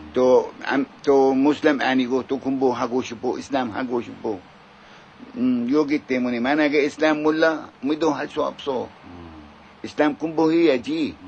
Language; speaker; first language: Korean; non-native, learner; Arabic